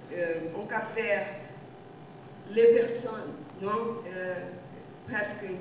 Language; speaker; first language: French; non-native, fluent; Portuguese